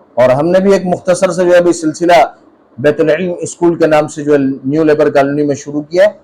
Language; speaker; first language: Urdu; native; Urdu